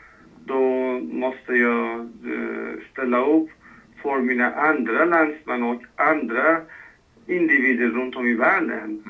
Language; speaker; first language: Swedish; non-native, fluent; Persian